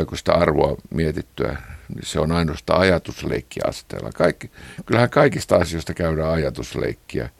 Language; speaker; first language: Finnish; native; Finnish